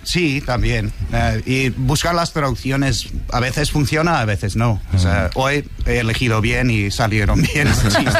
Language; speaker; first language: Spanish; non-native, fluent; English